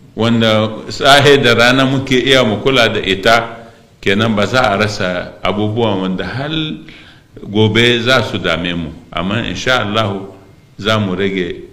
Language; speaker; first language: Hausa; non-native, local second language; Arabic